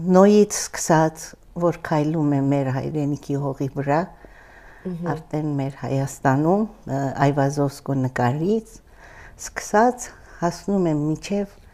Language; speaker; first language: Armenian; early bilingual, heritage; Armenian